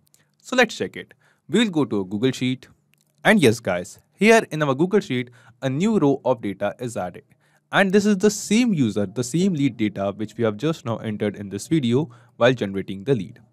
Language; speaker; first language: English; non-native, local second language; Hindi